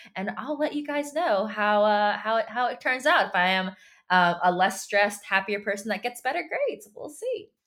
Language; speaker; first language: English; early bilingual, other home language; Chinese